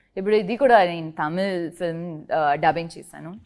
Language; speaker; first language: Telugu; non-native, learner; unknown